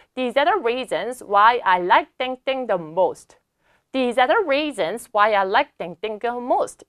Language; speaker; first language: English; non-native, fluent; Korean